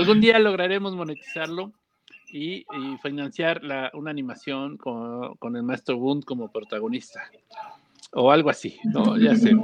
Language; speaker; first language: Spanish; native; Spanish